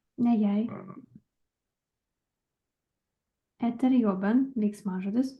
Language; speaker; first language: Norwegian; non-native, learner; Lithuanian